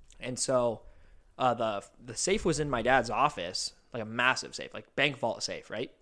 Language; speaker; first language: English; early bilingual, other home language; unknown